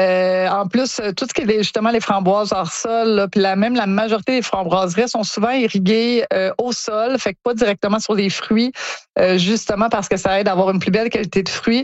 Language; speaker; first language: French; native; French